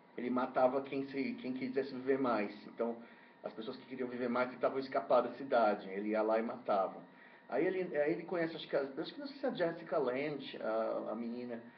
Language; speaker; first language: Portuguese; native; Portuguese